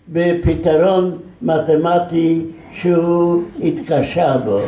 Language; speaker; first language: Hebrew; non-native, fluent; Yiddish